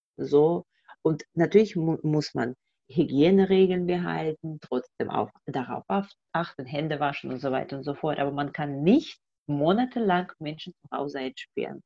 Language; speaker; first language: German; non-native, fluent; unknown